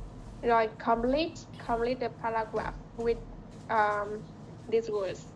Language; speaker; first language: English; non-native, fluent; Vietnamese